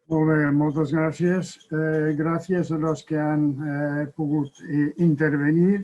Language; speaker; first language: Catalan; non-native, fluent; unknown